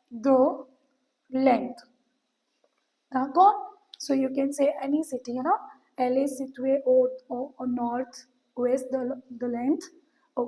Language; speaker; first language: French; non-native, learner; Hindi